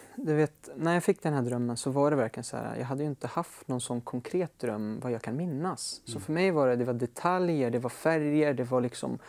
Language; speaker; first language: Swedish; native; Swedish